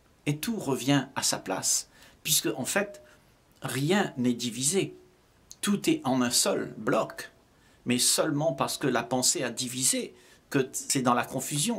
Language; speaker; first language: French; native; French